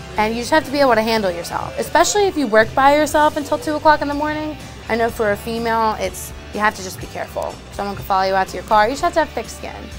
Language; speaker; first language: English; native; English